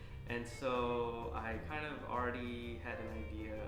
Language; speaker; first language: English; non-native, fluent; Portuguese